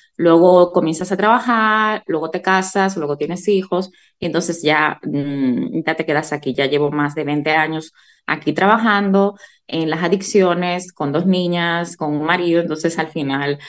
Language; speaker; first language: Spanish; native; Spanish